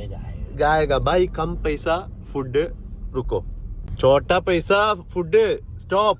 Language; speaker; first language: Hindi; non-native, local second language; Malayalam